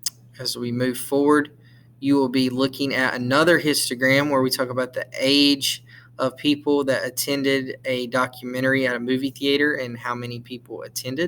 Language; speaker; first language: English; native; English